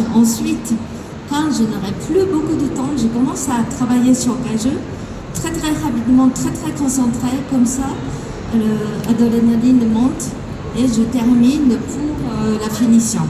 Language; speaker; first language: French; non-native, fluent; Japanese